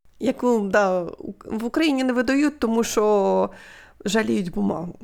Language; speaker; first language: Ukrainian; non-native, local second language; Russian